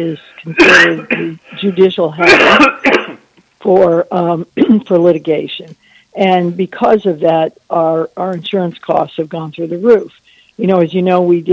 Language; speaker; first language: English; native; English